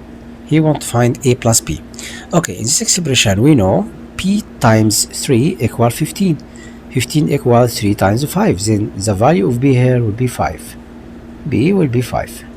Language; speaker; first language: English; non-native, local second language; Arabic